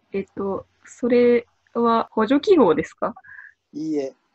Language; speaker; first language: Japanese; native; Japanese